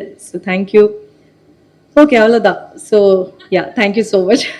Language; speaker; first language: Tamil; non-native, local second language; Malayalam